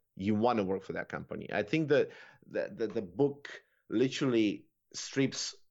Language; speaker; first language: English; non-native, fluent; Romanian